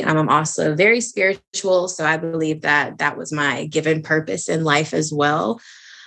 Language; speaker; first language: English; native; English